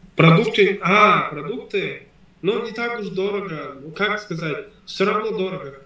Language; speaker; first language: Russian; non-native, local second language; Tajik